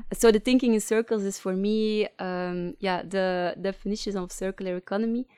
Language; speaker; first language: English; non-native, fluent; Dutch